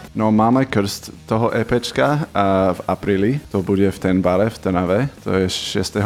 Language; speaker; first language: Slovak; non-native, fluent; English